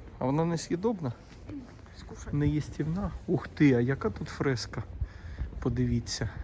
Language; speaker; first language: Ukrainian; native; Ukrainian